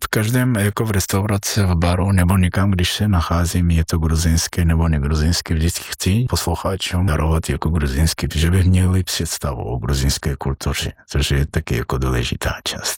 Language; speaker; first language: Czech; non-native, learner; Georgian